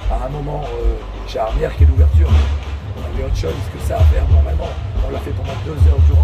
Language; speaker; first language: French; native; French